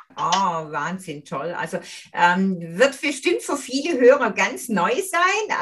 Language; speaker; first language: German; native; German